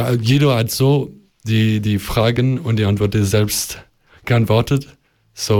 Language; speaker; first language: German; non-native, learner; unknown